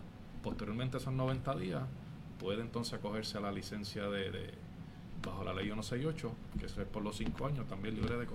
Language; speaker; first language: Spanish; native; Spanish